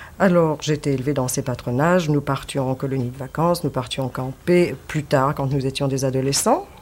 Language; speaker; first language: French; early bilingual, other home language; Yiddish